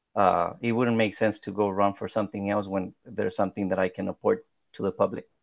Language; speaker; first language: English; early bilingual, other home language; Spanish